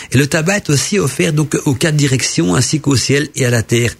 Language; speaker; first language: French; non-native, fluent; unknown